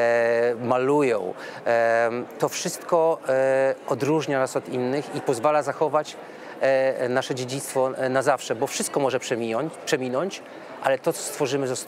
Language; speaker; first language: Polish; native; Polish